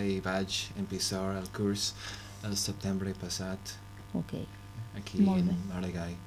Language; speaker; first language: Catalan; non-native, learner; English